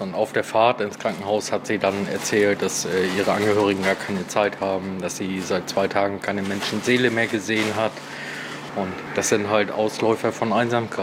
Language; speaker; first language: German; native; German